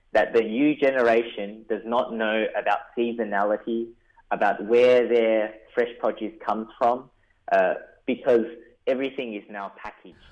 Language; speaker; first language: English; early bilingual, other home language; Vietnamese